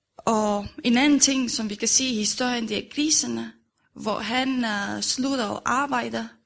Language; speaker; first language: Danish; non-native, fluent; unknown